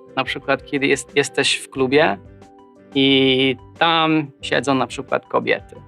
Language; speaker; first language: Polish; non-native, fluent; Hungarian